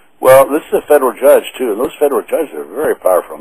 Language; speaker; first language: English; native; English